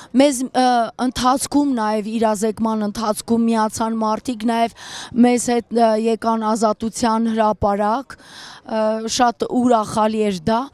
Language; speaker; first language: Armenian; native; Armenian